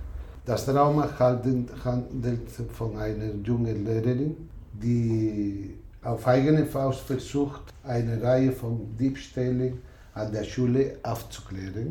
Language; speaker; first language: German; non-native, learner; Spanish